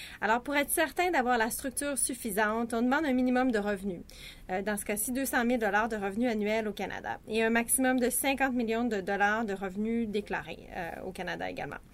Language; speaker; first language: French; native; French